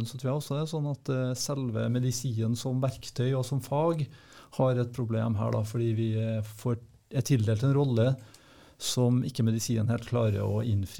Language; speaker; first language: Norwegian; native; Norwegian